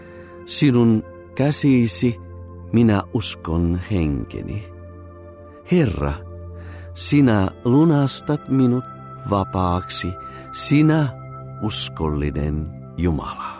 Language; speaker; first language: Finnish; non-native, fluent; Bulgarian